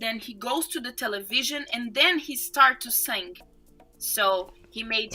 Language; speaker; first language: English; non-native, fluent; Portuguese